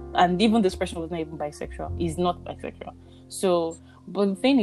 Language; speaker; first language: English; non-native, local second language; Yoruba